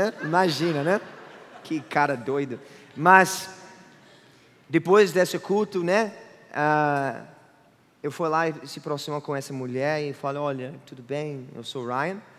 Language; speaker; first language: Portuguese; non-native, fluent; English